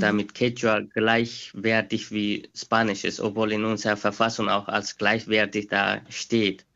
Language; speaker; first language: German; non-native, fluent; Quechua